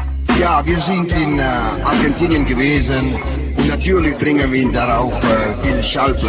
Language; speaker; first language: German; non-native, learner; Dutch